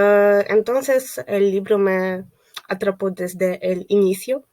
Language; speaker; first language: Spanish; non-native, fluent; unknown